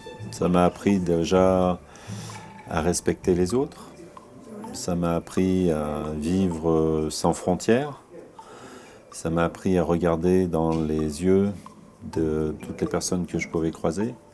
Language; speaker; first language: French; early bilingual, other home language; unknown